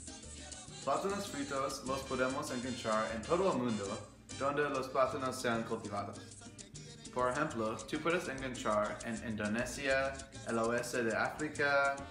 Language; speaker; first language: Spanish; non-native, learner; English